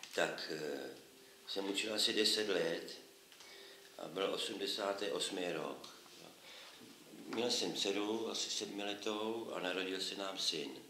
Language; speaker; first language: Czech; native; Czech